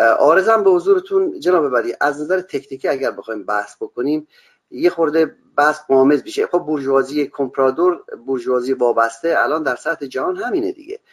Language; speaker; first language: Persian; non-native, local second language; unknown